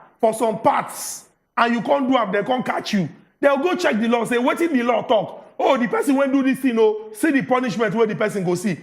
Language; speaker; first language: Nigerian Pidgin; native; Nigerian Pidgin